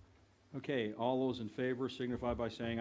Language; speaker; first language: English; native; English